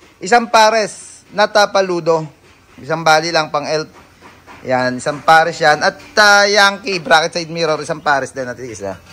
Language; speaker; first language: Filipino; native; Filipino